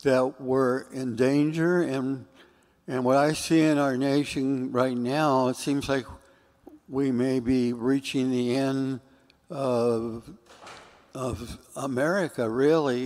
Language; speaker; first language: English; native; English